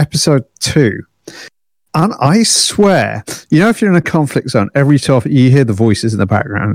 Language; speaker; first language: English; native; English